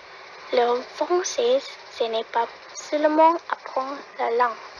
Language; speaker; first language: French; non-native, learner; Indonesian